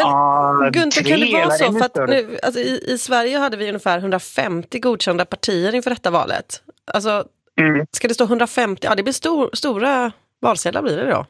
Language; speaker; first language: Swedish; native; Swedish